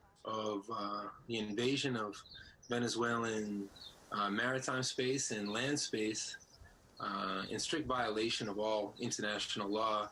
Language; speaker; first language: English; native; English